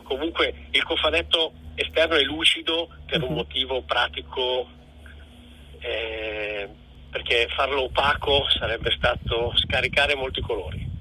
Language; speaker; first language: Italian; native; Italian